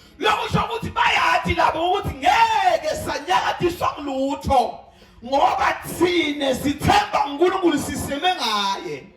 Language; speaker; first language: Zulu; non-native, local second language; Swati